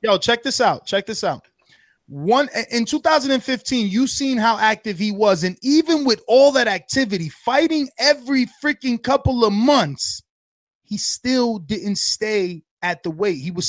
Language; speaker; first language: English; native; English